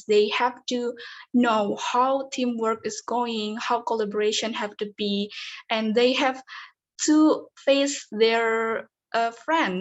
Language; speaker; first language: English; non-native, fluent; Indonesian